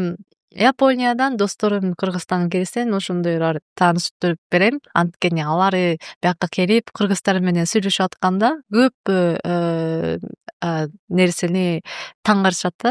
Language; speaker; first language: Kyrgyz; non-native, learner; Japanese